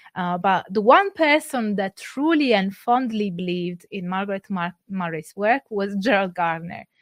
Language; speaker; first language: English; non-native, fluent; Italian